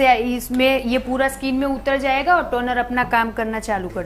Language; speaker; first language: Hindi; native; Hindi